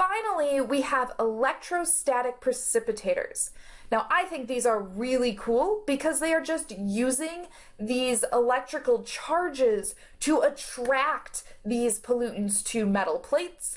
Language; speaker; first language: English; native; English